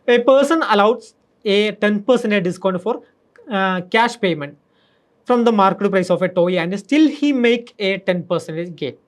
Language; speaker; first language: English; non-native, local second language; Malayalam